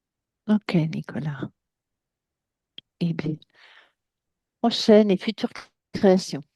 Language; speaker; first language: French; native; French